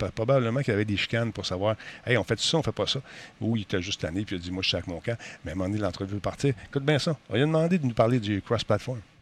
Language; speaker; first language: French; native; French